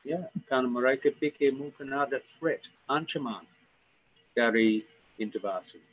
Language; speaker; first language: Indonesian; non-native, fluent; English